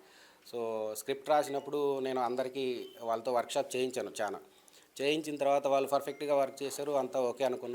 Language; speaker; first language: Telugu; native; Telugu